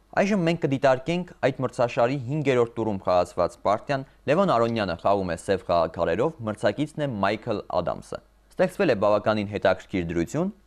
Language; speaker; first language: Armenian; native; Armenian